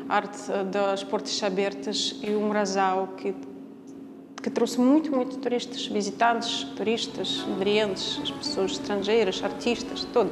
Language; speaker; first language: Portuguese; non-native, learner; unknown